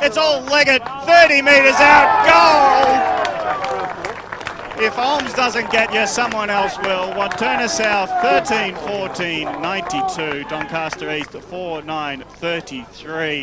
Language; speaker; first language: English; native; English